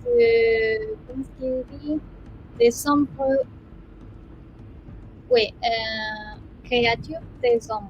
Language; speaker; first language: French; non-native, learner; Spanish